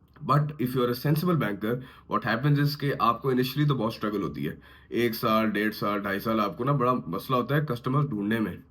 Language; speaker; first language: Urdu; native; Urdu